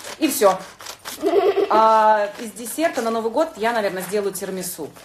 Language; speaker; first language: Russian; native; Russian